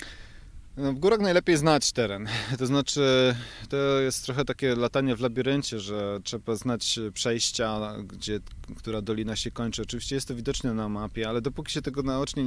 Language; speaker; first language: Polish; native; Polish